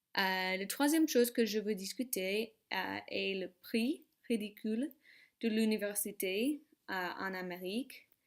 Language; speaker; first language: French; non-native, learner; English